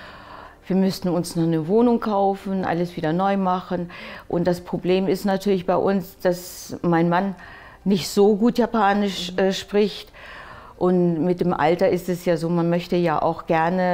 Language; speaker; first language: German; early bilingual, other home language; Japanese